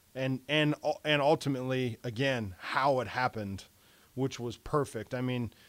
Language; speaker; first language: English; native; English